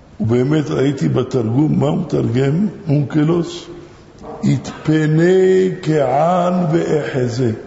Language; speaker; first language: Hebrew; non-native, fluent; Arabic